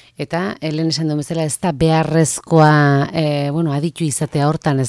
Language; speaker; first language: Basque; native; Basque